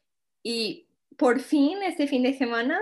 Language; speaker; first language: Spanish; non-native, fluent; English